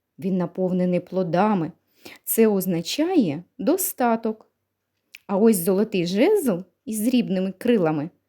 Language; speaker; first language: Ukrainian; native; Ukrainian